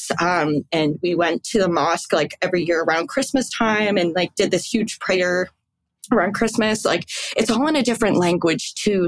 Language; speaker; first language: English; native; English